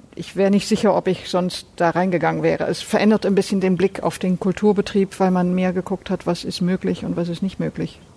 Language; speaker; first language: German; native; German